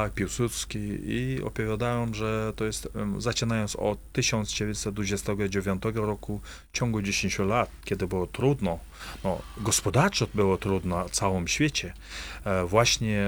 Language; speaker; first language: Polish; non-native, fluent; Kazakh